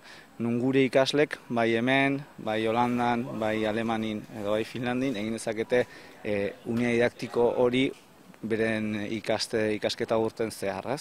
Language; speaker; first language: Basque; native; Basque